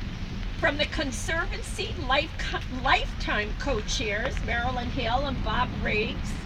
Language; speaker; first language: English; native; English